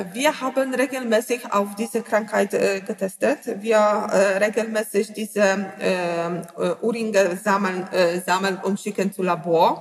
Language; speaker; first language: German; non-native, learner; Polish